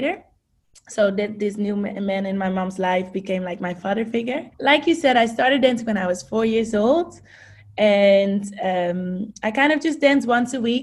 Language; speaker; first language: English; non-native, fluent; Dutch